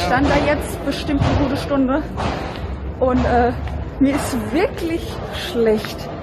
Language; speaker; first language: German; native; German